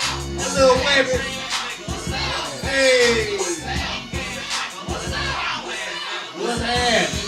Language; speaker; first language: English; native; English